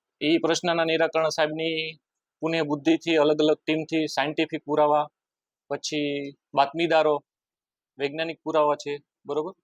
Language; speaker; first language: Gujarati; native; Gujarati